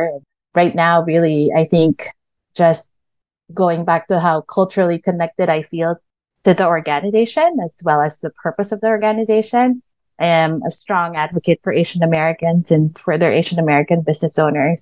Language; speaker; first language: English; non-native, local second language; Filipino